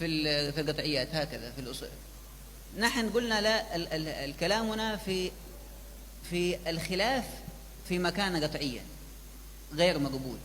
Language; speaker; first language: Arabic; native; Arabic